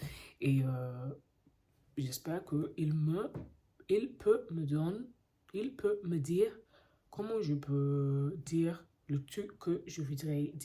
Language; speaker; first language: French; non-native, learner; English